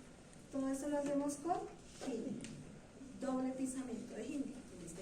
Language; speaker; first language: Spanish; native; Spanish